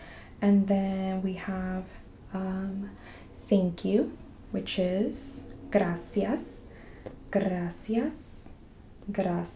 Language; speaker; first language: Spanish; non-native, fluent; English